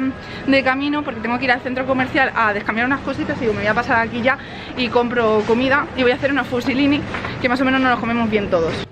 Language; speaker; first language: Spanish; native; Spanish